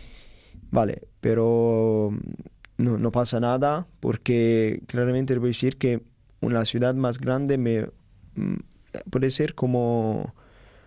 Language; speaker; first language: Spanish; non-native, learner; Italian